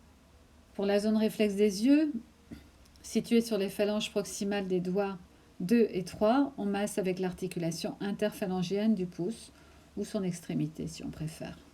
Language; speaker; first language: French; native; French